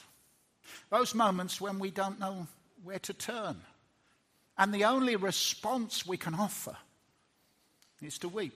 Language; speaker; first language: English; native; English